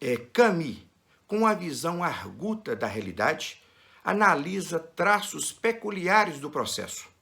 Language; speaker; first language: Portuguese; native; Portuguese